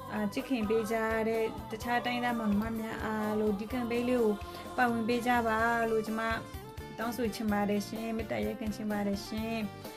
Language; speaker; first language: Burmese; non-native, local second language; S'gaw Karen